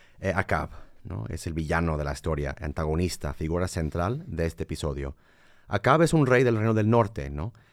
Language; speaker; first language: Spanish; non-native, fluent; English